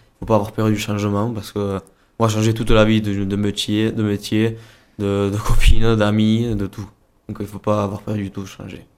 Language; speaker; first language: French; non-native, fluent; Spanish